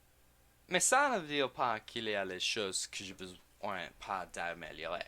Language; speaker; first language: French; non-native, learner; English